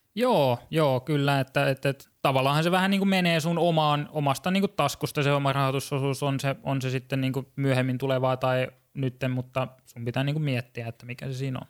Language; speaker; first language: Finnish; native; Finnish